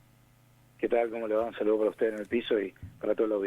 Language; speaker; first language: Spanish; native; Spanish